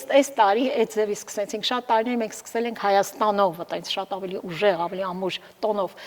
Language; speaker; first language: Armenian; early bilingual, heritage; Armenian